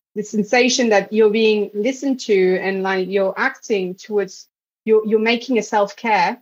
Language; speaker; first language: English; non-native, fluent; French